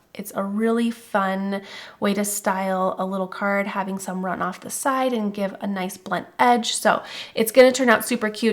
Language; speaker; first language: English; native; English